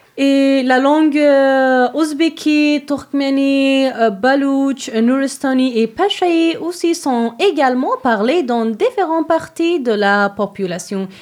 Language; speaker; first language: French; non-native, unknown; Persian